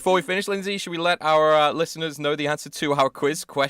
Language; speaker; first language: English; native; English